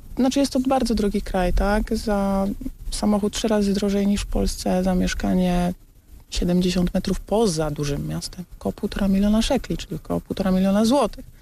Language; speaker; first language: Polish; native; Polish